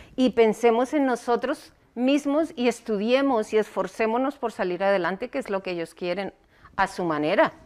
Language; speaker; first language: Spanish; native; Spanish